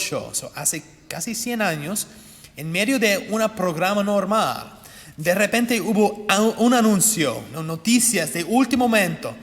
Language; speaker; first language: Spanish; non-native, fluent; English